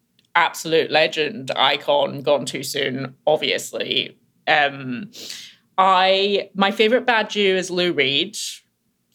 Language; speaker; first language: English; native; English